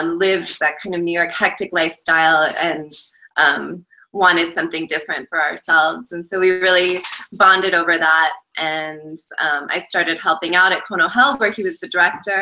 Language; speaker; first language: English; native; English